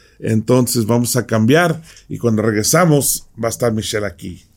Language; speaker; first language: Spanish; early bilingual, heritage; English